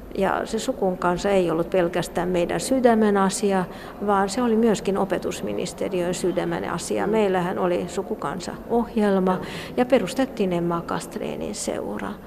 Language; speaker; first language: Finnish; non-native, fluent; Hungarian